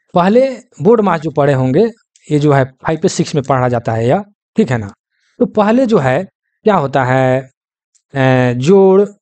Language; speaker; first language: Hindi; native; Hindi